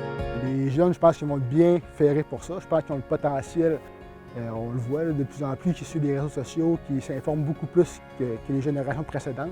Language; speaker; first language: French; native; French